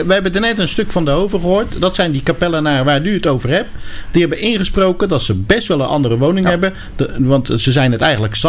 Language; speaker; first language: Dutch; native; Dutch